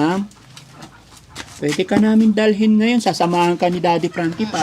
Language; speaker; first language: Filipino; native; Filipino